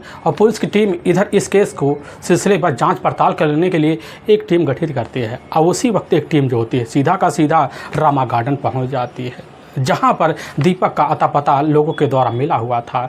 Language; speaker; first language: Hindi; native; Hindi